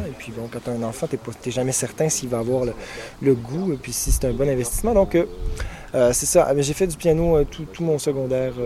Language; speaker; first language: French; native; French